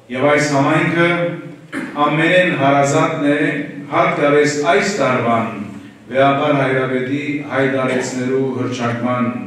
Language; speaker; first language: Armenian; native; Armenian